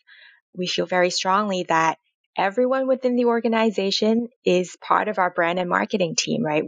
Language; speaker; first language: English; non-native, local second language; Cantonese